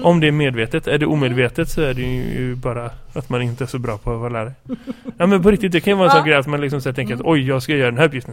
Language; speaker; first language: Swedish; native; Swedish